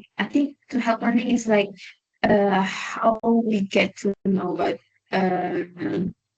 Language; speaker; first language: English; non-native, learner; Indonesian